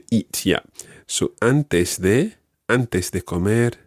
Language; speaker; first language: Spanish; non-native, fluent; English